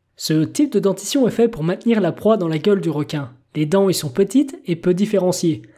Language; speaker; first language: French; native; French